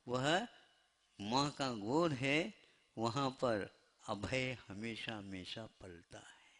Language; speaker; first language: Hindi; non-native, local second language; Kannada